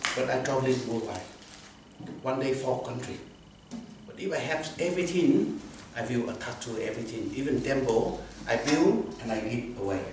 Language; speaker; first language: English; non-native, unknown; Vietnamese